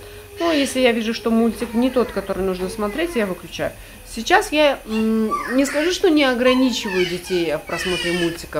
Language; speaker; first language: Russian; native; Russian